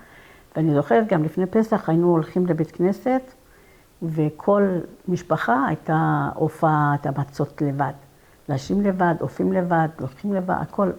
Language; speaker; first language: Hebrew; non-native, fluent; Persian